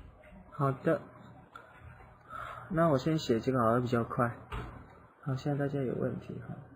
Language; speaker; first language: Chinese; non-native, fluent; Indonesian